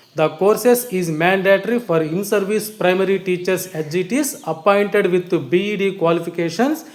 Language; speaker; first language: English; non-native, local second language; Telugu